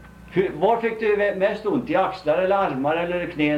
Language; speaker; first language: Swedish; native; Swedish